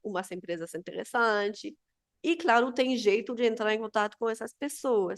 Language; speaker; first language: Portuguese; non-native, fluent; Spanish